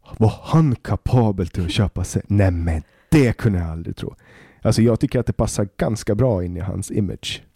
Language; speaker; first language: Swedish; native; Swedish